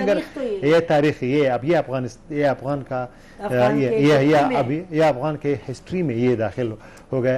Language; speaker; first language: Hindi; non-native, learner; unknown